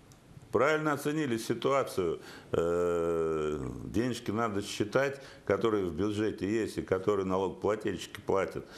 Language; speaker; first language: Russian; native; Russian